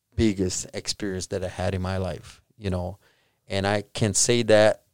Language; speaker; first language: English; non-native, fluent; Portuguese